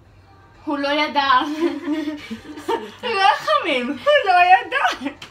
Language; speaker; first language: Hebrew; native; Hebrew